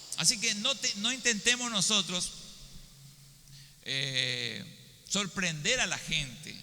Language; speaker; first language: Spanish; native; Spanish